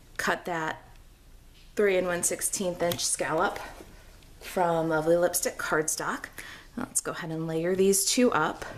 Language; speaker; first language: English; native; English